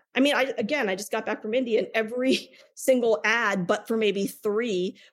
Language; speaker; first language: English; native; English